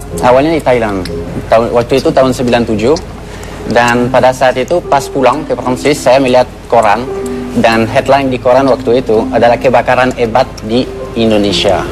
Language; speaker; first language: Indonesian; non-native, fluent; French